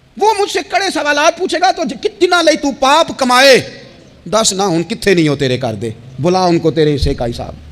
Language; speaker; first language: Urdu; non-native, local second language; Punjabi